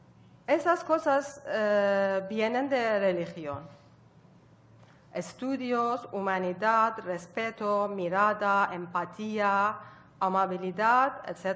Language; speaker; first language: Spanish; non-native, learner; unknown